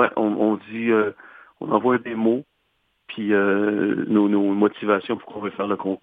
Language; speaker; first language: French; native; French